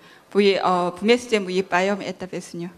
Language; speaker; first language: Russian; non-native, learner; Korean